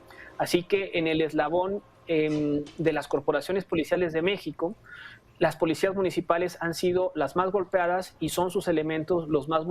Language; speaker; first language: Spanish; native; Spanish